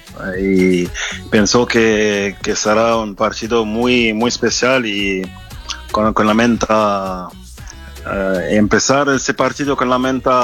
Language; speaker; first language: Spanish; non-native, fluent; French